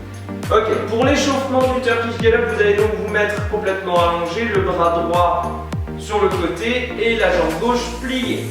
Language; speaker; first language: French; native; French